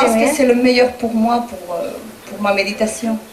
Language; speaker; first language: French; non-native, fluent; Spanish